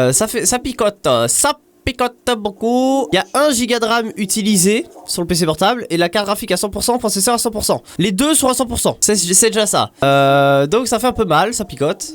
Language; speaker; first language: French; native; French